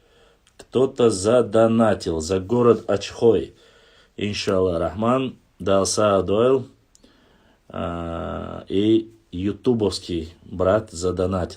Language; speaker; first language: Russian; non-native, local second language; Chechen